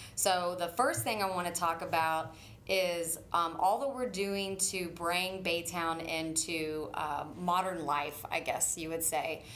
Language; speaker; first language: English; native; English